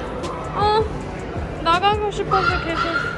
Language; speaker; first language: Korean; early bilingual, heritage; English